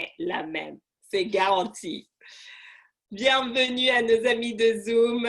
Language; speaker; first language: French; non-native, local second language; Arabic